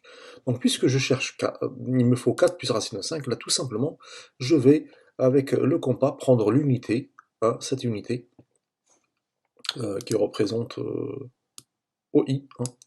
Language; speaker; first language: French; native; French